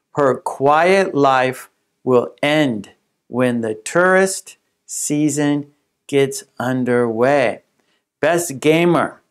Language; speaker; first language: English; native; English